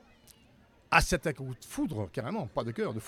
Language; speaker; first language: French; native; French